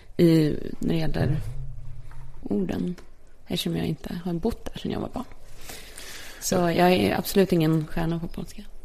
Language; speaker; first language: Swedish; early bilingual, other home language; Polish